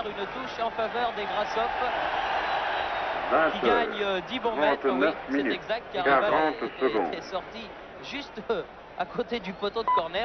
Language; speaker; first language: French; native; French